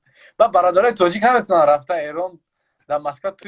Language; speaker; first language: Persian; native; Persian